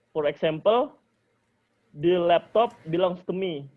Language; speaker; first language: English; non-native, learner; Indonesian